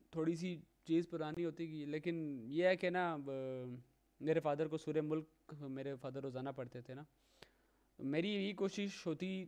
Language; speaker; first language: Urdu; native; Urdu